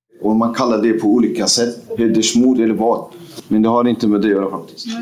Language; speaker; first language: Swedish; non-native, fluent; Kurdish